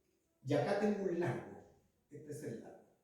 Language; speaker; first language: Spanish; native; Spanish